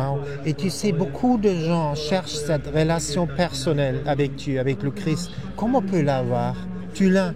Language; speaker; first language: French; non-native, fluent; German